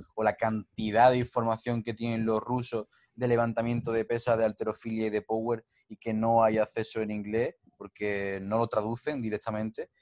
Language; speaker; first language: Spanish; native; Spanish